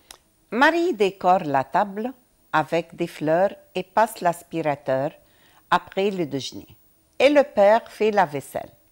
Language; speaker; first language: French; non-native, fluent; Arabic